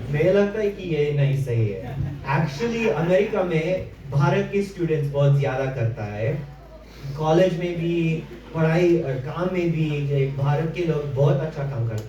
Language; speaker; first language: Hindi; early bilingual, heritage; English